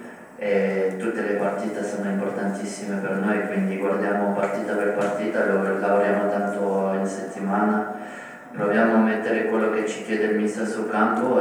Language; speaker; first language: Italian; non-native, fluent; French